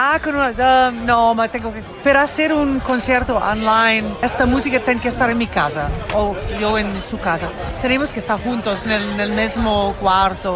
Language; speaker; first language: Spanish; non-native, learner; English